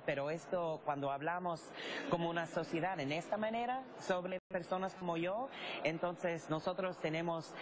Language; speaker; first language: Spanish; early bilingual, heritage; English